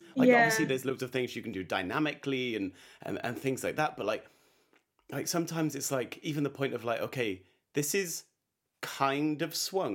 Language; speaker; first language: English; native; English